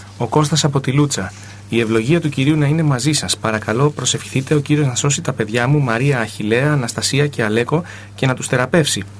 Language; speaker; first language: Greek; native; Greek